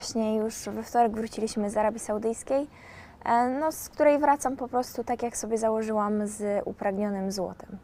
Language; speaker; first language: Polish; native; Polish